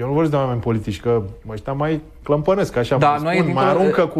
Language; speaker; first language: Romanian; native; Romanian